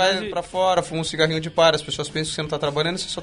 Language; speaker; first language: Portuguese; native; Portuguese